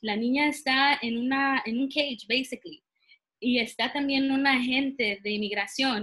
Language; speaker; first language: Spanish; early bilingual, heritage; Spanish